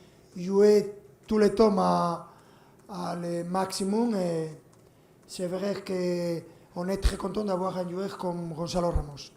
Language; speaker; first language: French; non-native, fluent; Spanish